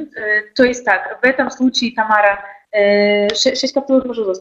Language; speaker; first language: Polish; non-native, learner; Russian